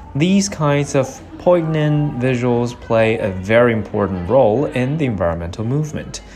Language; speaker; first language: English; non-native, fluent; Chinese